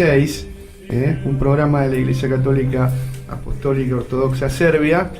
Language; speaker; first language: Spanish; native; Spanish